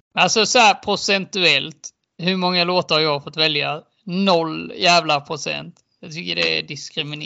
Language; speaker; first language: Swedish; native; Swedish